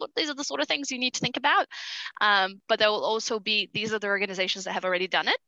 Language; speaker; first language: English; early bilingual, other home language; Portuguese